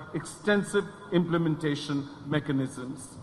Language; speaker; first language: English; non-native, local second language; Bangla